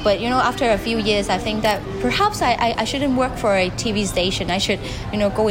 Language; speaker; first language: English; non-native, local second language; Cantonese